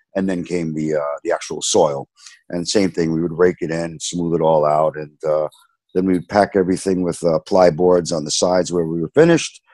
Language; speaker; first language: English; native; English